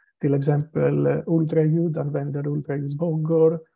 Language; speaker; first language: Swedish; non-native, fluent; Greek